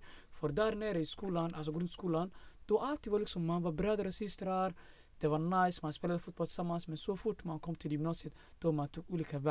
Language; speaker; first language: Swedish; non-native, fluent; Somali